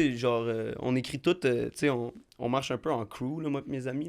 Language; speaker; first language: French; native; French